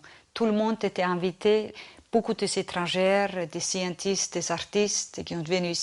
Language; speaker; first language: French; non-native, fluent; Icelandic